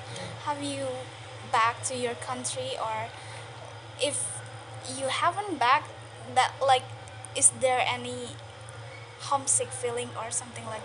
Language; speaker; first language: English; non-native, local second language; Indonesian